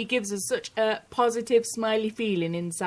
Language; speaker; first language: English; native; English